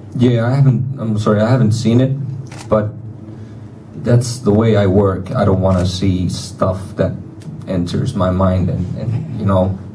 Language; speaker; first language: English; non-native, fluent; Finnish